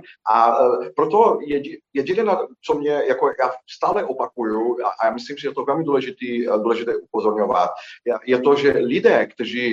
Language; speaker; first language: Czech; non-native, fluent; Portuguese